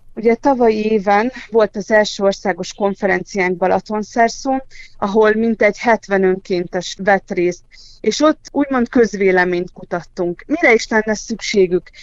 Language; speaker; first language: Hungarian; native; Hungarian